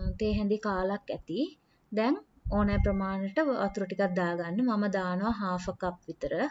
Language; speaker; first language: Sinhala; non-native, local second language; Tamil